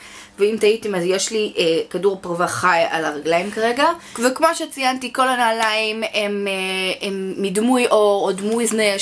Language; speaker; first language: Hebrew; native; Hebrew